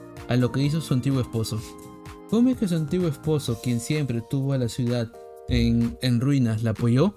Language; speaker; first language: Spanish; native; Spanish